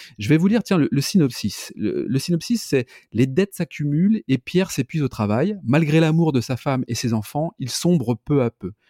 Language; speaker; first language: French; native; French